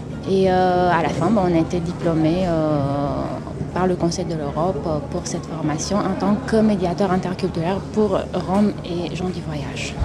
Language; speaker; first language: French; non-native, fluent; Romanian